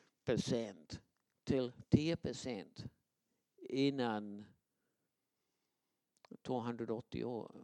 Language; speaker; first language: Swedish; non-native, fluent; English